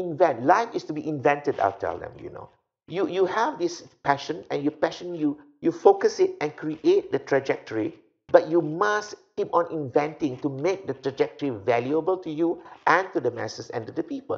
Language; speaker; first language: English; non-native, local second language; Malay